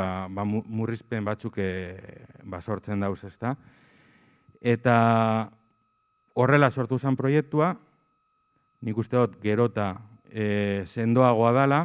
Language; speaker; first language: Basque; native; Basque